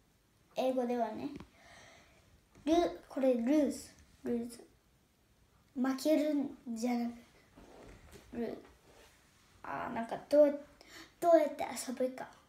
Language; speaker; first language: Japanese; early bilingual, heritage; Japanese